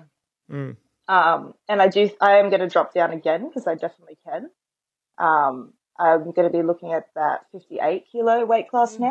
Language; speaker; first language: English; native; English